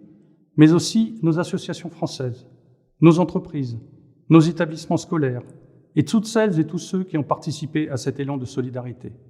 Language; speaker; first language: French; native; French